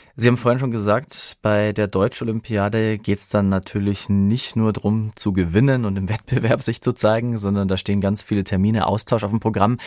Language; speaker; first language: German; native; German